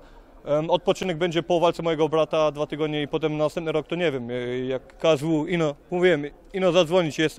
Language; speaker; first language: Polish; early bilingual, heritage; Polish